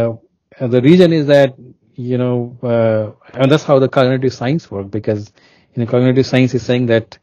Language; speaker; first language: English; non-native, local second language; Hindi